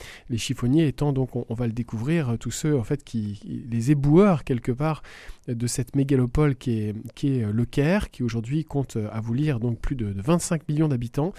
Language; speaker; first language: French; native; French